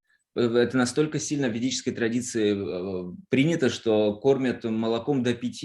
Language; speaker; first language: Russian; native; Russian